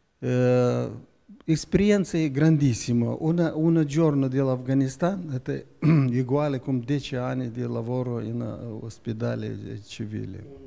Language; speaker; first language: Italian; non-native, learner; Romanian